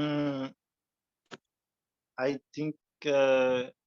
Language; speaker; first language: English; non-native, learner; Portuguese